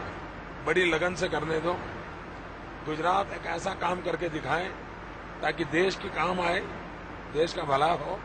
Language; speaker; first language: Hindi; non-native, local second language; Gujarati